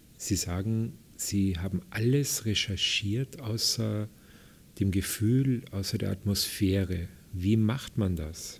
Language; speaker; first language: German; native; German